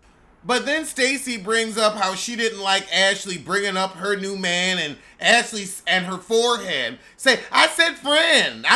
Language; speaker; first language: English; native; English